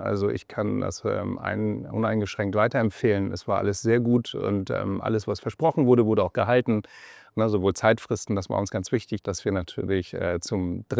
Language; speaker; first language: German; native; German